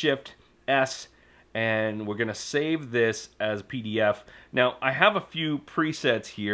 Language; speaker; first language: English; native; English